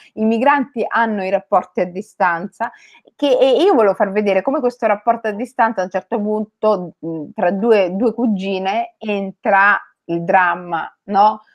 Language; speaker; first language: Italian; early bilingual, other home language; Somali